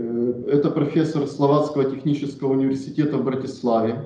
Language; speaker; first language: Russian; native; Russian